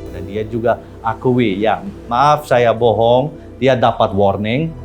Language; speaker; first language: Indonesian; non-native, learner; Dutch